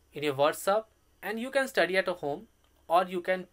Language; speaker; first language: English; non-native, local second language; Bangla